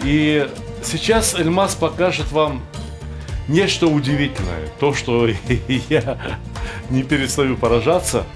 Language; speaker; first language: Russian; native; Russian